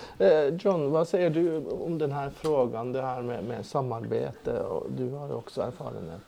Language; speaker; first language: Swedish; non-native, fluent; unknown